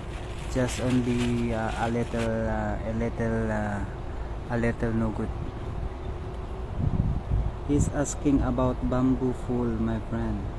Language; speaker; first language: English; non-native, learner; Filipino